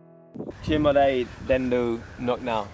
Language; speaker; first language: Vietnamese; non-native, learner; English